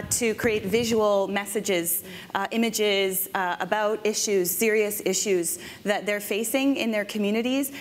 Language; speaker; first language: English; native; English